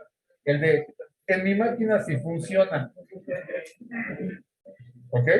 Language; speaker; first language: Spanish; native; Spanish